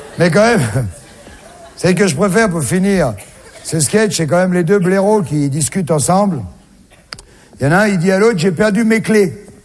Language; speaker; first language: French; native; French